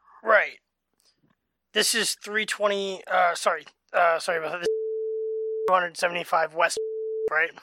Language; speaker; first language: English; native; English